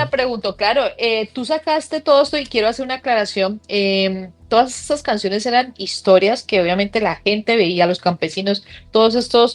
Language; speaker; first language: Spanish; native; Spanish